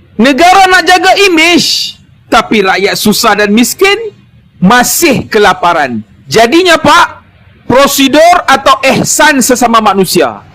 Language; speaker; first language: Malay; native; Malay